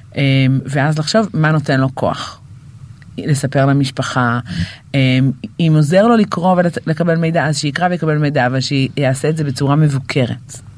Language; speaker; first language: Hebrew; native; Hebrew